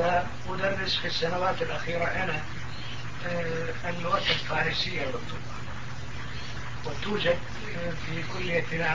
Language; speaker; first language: Arabic; non-native, fluent; Turkish